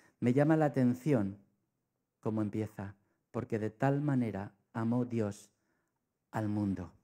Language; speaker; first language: Spanish; native; Spanish